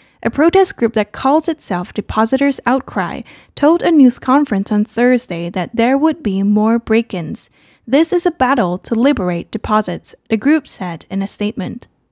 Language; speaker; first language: English; non-native, fluent; Chinese